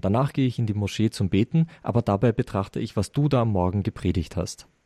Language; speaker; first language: German; native; German